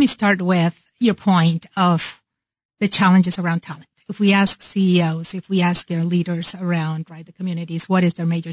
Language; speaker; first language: English; non-native, fluent; Spanish